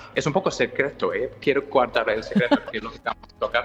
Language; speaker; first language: Spanish; non-native, fluent; English